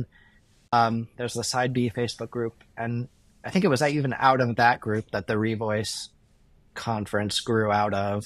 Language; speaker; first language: English; native; English